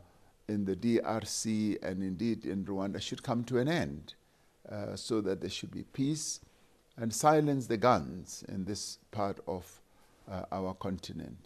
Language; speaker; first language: English; non-native, local second language; Venda